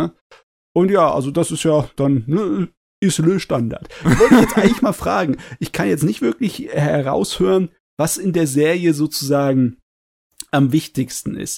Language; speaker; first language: German; native; German